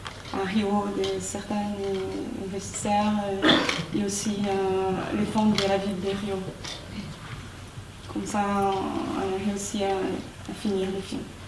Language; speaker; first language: French; non-native, fluent; Portuguese